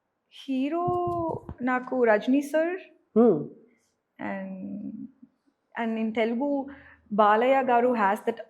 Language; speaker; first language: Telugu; non-native, learner; Tamil